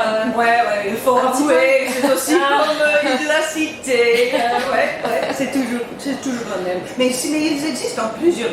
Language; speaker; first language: French; non-native, learner; English